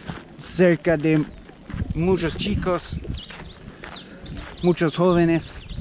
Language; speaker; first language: Spanish; non-native, learner; English